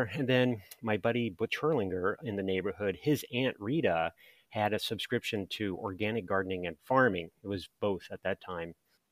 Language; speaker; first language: English; native; English